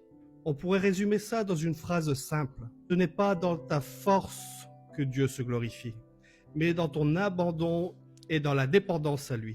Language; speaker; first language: French; native; French